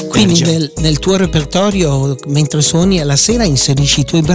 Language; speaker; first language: Italian; native; Italian